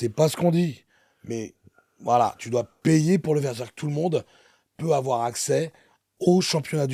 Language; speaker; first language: French; native; French